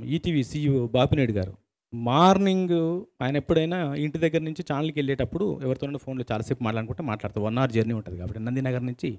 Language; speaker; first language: Telugu; native; Telugu